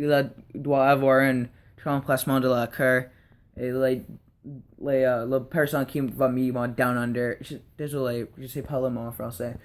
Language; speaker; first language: French; non-native, learner; English